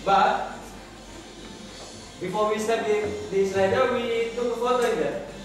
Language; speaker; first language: English; non-native, learner; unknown